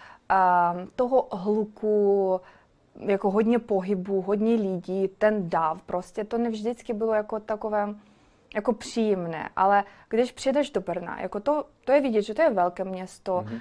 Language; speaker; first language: Czech; non-native, fluent; Ukrainian